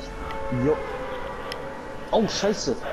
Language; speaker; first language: German; non-native, learner; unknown